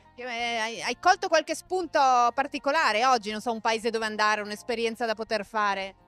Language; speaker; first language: Italian; native; Italian